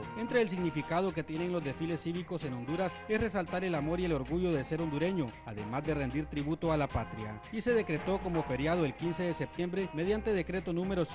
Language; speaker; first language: Spanish; native; Spanish